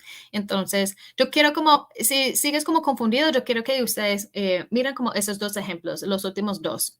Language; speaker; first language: Spanish; early bilingual, heritage; English